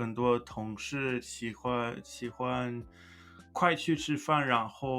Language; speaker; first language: Chinese; non-native, fluent; English